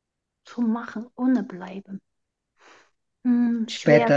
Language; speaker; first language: German; non-native, fluent; Chinese